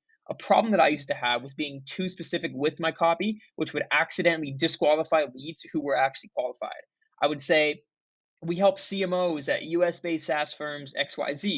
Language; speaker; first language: English; native; English